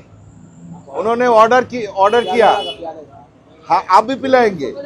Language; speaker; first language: Hindi; non-native, learner; Bangla